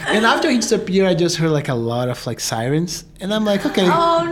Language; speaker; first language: English; non-native, fluent; Portuguese